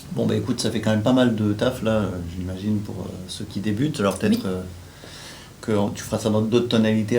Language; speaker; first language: French; native; French